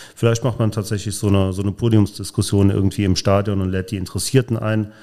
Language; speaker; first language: German; native; German